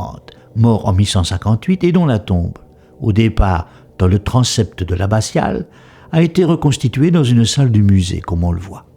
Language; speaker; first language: French; native; French